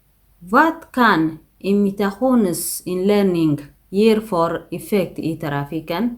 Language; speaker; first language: Swedish; non-native, fluent; Tigrinya